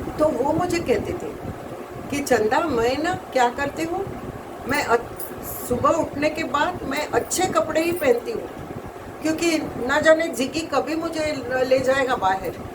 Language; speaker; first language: Hindi; non-native, local second language; Marathi